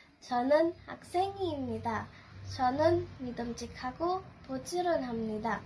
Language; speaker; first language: Korean; non-native, learner; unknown